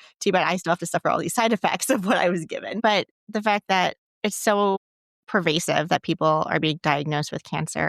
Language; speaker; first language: English; native; English